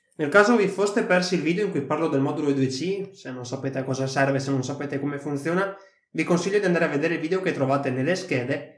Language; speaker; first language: Italian; native; Italian